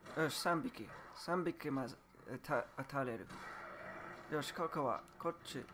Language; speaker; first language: Japanese; non-native, learner; English